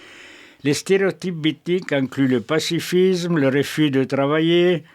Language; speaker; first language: French; native; French